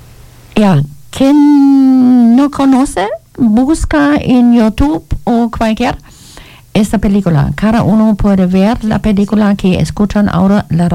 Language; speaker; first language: Spanish; non-native, learner; German